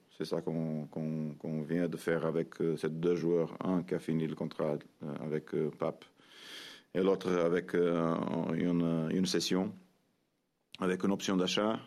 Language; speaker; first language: French; non-native, fluent; Portuguese